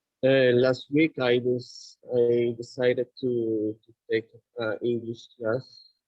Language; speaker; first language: English; non-native, learner; Spanish